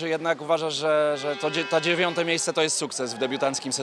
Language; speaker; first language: Polish; native; Polish